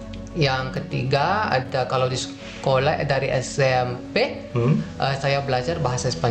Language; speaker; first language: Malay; non-native, fluent; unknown